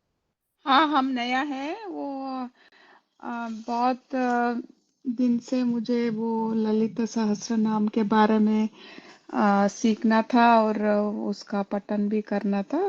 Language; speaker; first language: Hindi; non-native, local second language; Kannada